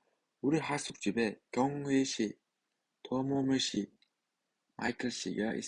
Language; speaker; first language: Korean; non-native, fluent; Uzbek